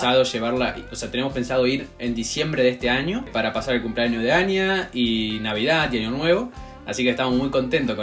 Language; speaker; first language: Spanish; native; Spanish